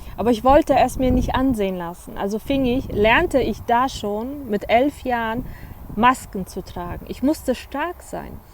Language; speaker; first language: German; early bilingual, other home language; Polish